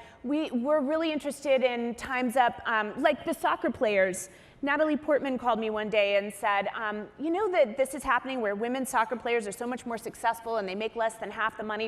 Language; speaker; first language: English; native; English